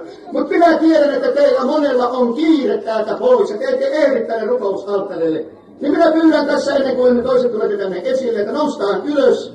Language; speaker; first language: Finnish; native; Finnish